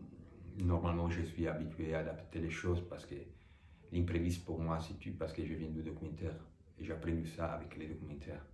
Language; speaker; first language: French; non-native, fluent; Italian